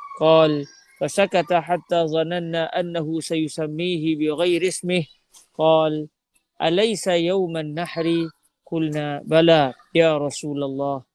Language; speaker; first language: Arabic; non-native, fluent; Malay